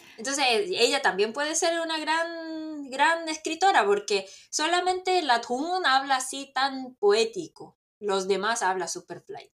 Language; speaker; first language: Spanish; non-native, fluent; Korean